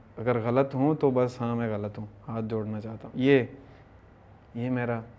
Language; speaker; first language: Urdu; non-native, local second language; Baluchi